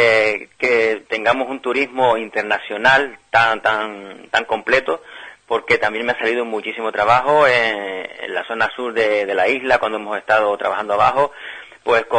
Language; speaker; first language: Spanish; native; Spanish